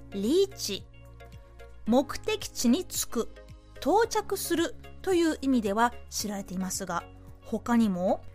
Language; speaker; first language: Japanese; native; Japanese